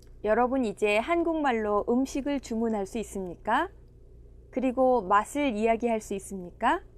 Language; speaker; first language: Korean; non-native, fluent; Indonesian